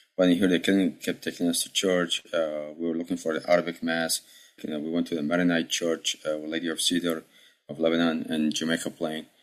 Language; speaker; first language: English; early bilingual, other home language; Arabic